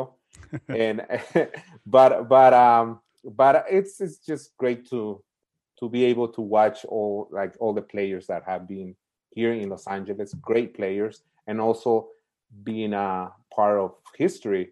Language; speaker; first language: English; native; English